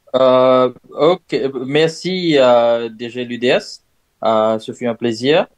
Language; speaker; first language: French; non-native, local second language; Morisyen